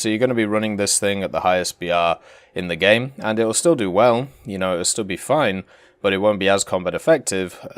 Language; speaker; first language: English; native; English